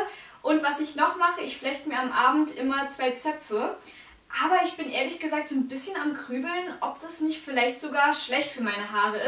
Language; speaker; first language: German; native; German